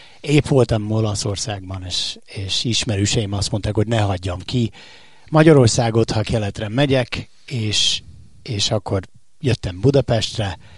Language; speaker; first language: Hungarian; non-native, fluent; English